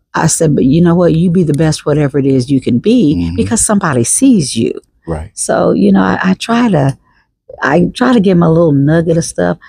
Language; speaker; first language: English; native; English